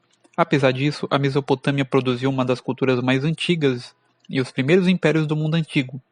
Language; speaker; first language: Portuguese; native; Portuguese